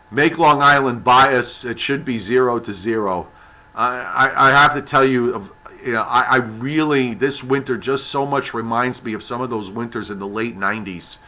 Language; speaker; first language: English; native; English